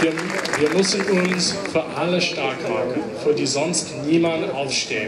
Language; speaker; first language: German; non-native, learner; English